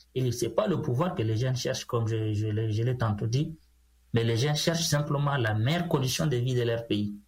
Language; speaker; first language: French; non-native, local second language; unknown